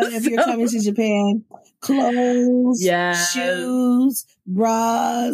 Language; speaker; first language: English; native; English